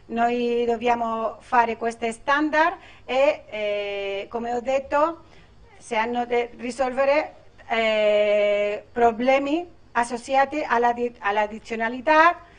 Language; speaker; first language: Italian; non-native, learner; Spanish